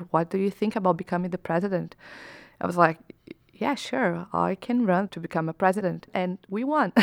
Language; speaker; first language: English; non-native, fluent; Portuguese